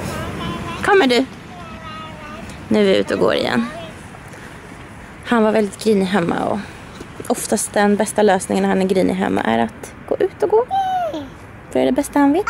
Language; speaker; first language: Swedish; native; Swedish